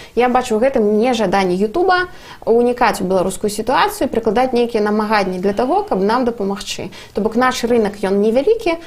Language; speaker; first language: Belarusian; non-native, local second language; Russian